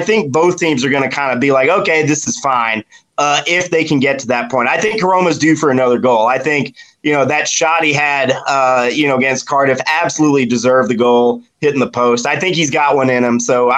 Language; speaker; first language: English; native; English